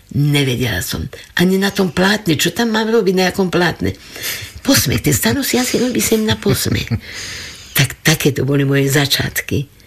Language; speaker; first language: Slovak; native; Slovak